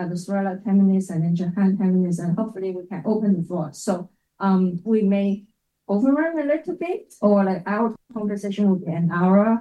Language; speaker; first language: English; non-native, local second language; Cantonese